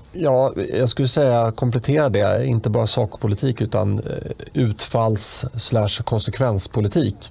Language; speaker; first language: Swedish; native; Swedish